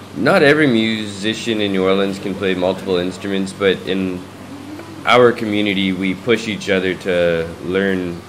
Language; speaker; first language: English; native; English